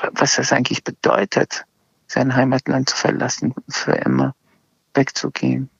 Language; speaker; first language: German; early bilingual, other home language; Azerbaijani